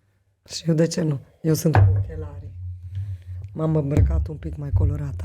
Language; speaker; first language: Romanian; non-native, local second language; Hungarian